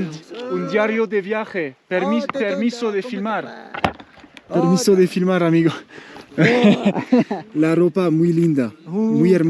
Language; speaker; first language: Spanish; non-native, learner; French